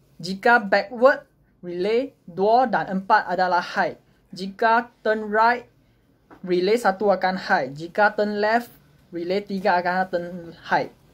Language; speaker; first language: Malay; non-native, local second language; Chinese